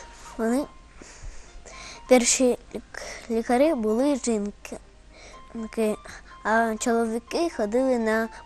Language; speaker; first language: Ukrainian; non-native, local second language; Russian